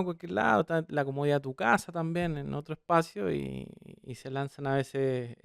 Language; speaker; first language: Spanish; native; Spanish